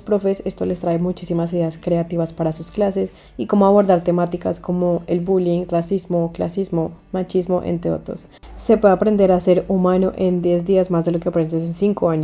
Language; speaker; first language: Spanish; native; Spanish